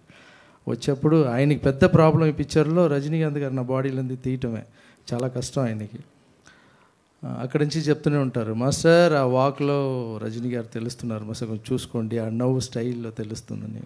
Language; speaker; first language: Telugu; non-native, fluent; Tamil